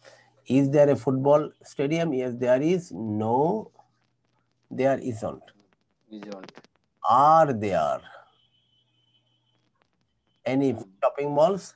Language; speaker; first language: English; non-native, fluent; Bangla